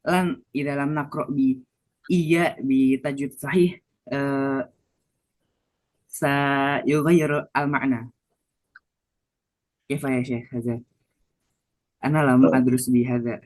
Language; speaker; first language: Arabic; non-native, learner; Indonesian